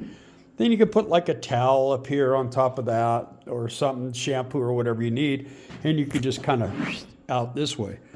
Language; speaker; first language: English; native; English